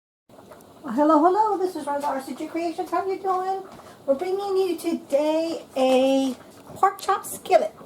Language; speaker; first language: English; native; English